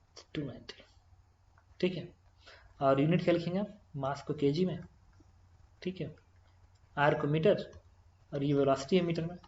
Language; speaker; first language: Hindi; native; Hindi